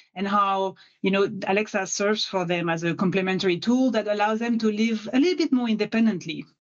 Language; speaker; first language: English; non-native, fluent; French